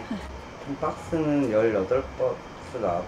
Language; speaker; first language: Korean; native; Korean